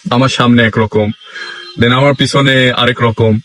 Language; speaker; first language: Bangla; early bilingual, heritage; Bangla